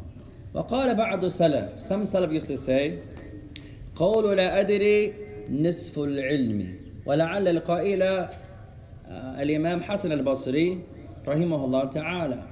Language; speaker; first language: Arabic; non-native, fluent; English